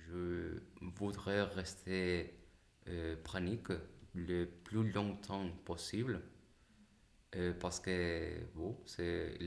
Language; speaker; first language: French; non-native, learner; Spanish